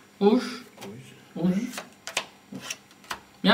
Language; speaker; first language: French; non-native, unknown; Spanish